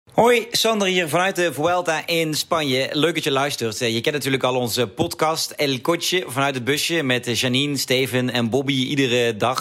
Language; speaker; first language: Dutch; native; Dutch